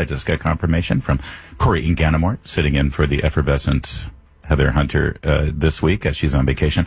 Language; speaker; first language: English; native; English